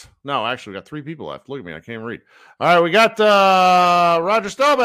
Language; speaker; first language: English; native; English